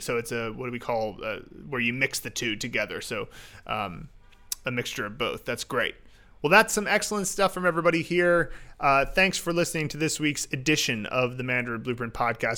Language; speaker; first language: English; native; English